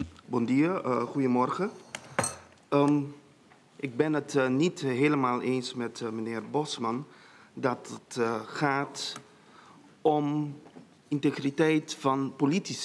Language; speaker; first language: Dutch; non-native, local second language; Papiamento